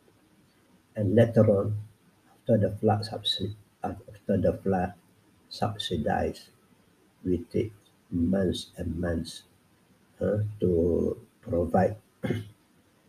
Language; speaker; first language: English; non-native, local second language; Pattani Malay